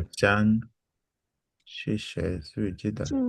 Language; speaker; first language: Chinese; non-native, learner; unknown